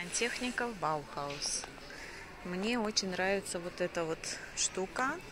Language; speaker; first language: Russian; native; Russian